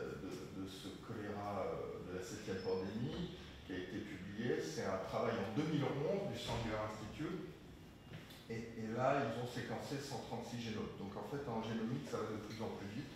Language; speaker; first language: French; native; French